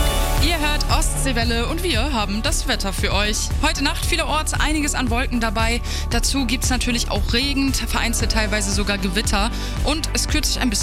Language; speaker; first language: German; native; German